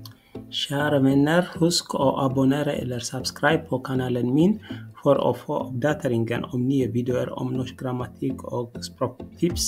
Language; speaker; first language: Norwegian; non-native, learner; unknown